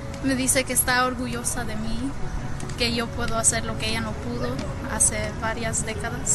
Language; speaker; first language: Spanish; early bilingual, heritage; Spanish